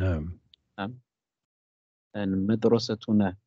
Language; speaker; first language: Arabic; non-native, learner; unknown